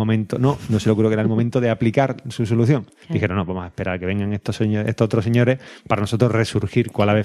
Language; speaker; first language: Spanish; native; Spanish